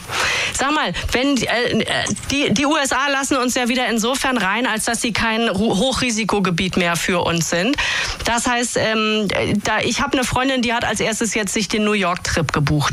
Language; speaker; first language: German; native; German